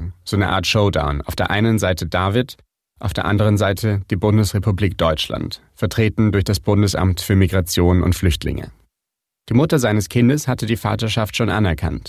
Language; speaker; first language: German; native; German